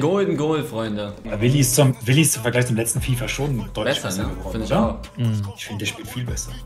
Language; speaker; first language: German; native; German